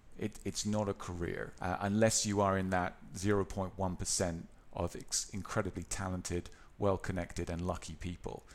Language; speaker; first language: English; native; English